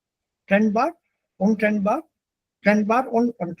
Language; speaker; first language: German; non-native, fluent; Hindi